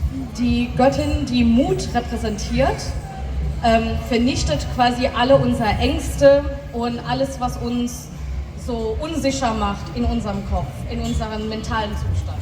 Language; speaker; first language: German; non-native, fluent; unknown